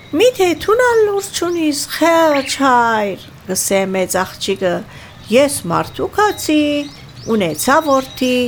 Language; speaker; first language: Armenian; early bilingual, heritage; Armenian